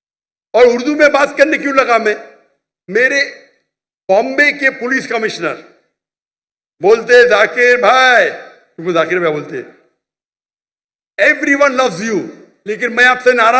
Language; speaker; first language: Hindi; non-native, local second language; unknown